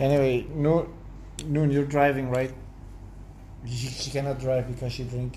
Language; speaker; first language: English; non-native, fluent; Dutch